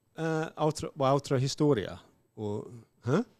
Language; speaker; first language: Portuguese; non-native, learner; English